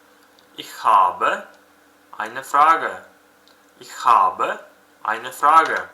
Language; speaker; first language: German; non-native, fluent; Uzbek